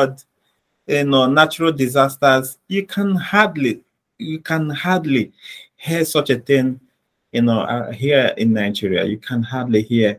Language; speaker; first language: English; non-native, local second language; Igbo